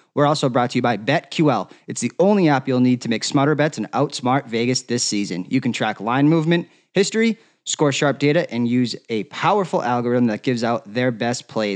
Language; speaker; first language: English; native; English